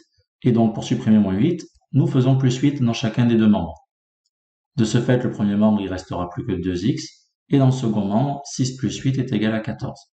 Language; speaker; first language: French; native; French